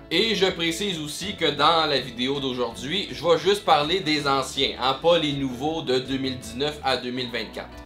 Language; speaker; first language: French; native; French